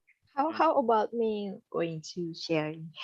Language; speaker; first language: English; non-native, learner; Indonesian